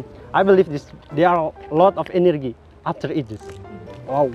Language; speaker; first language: English; non-native, fluent; Indonesian